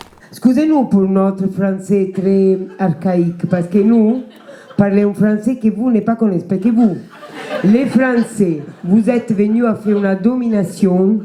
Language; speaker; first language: French; non-native, learner; Italian